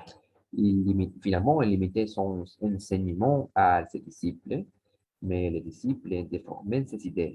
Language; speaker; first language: French; non-native, learner; Spanish